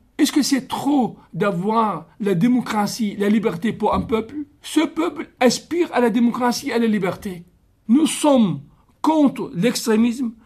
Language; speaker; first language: French; non-native, fluent; Arabic